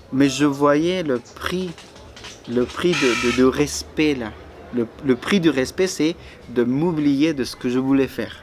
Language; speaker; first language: French; non-native, fluent; Spanish